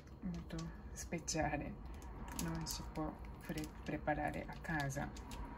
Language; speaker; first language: Italian; non-native, learner; Japanese